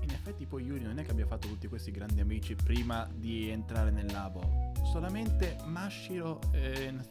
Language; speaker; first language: Italian; native; Italian